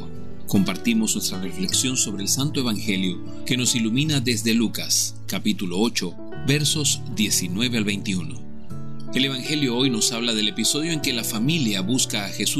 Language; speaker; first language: Spanish; native; Spanish